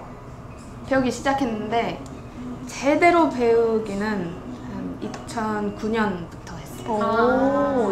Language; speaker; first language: Korean; non-native, fluent; English